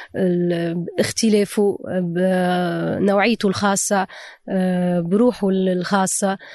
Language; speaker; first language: Arabic; native; Arabic